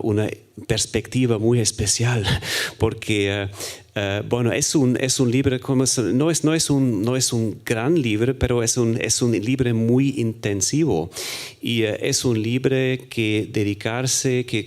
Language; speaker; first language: Spanish; non-native, fluent; German